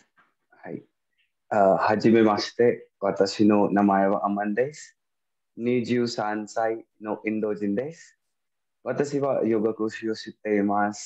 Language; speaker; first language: Japanese; non-native, learner; Hindi